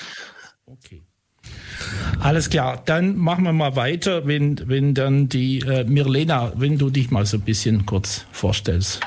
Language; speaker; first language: German; native; German